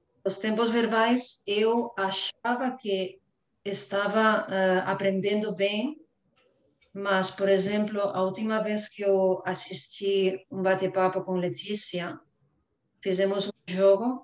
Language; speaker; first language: Portuguese; non-native, fluent; Spanish